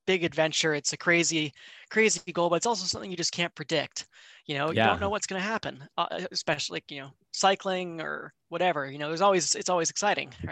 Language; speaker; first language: English; native; English